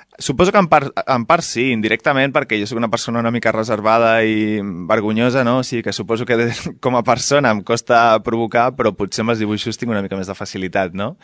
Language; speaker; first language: Catalan; non-native, local second language; Spanish